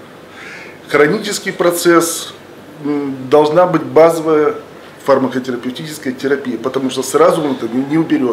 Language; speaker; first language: Russian; native; Russian